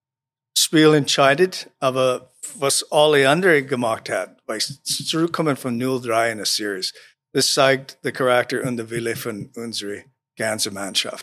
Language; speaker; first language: German; non-native, learner; English